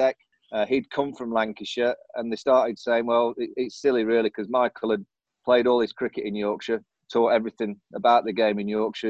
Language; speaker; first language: English; native; English